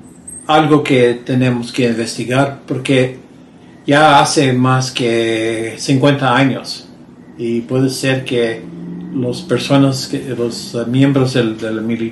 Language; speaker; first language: Spanish; early bilingual, heritage; Spanish